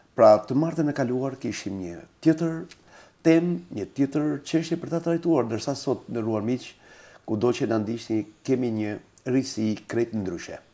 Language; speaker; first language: Albanian; native; Albanian